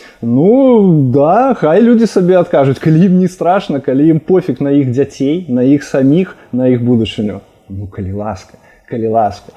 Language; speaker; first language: Belarusian; non-native, local second language; Russian